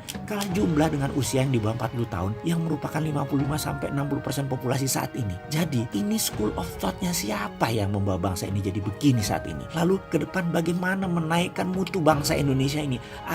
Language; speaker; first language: Indonesian; native; Indonesian